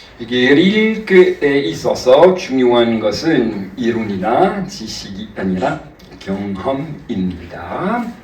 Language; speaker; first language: Korean; non-native, fluent; French